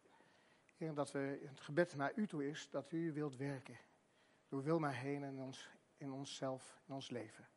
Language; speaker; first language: Dutch; native; Dutch